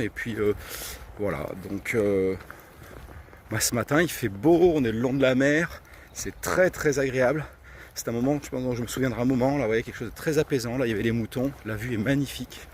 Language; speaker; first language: French; native; French